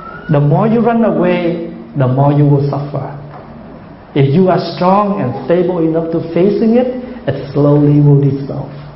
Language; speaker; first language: English; non-native, fluent; Vietnamese